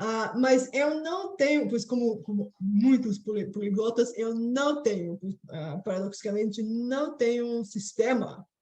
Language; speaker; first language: Portuguese; non-native, fluent; Bulgarian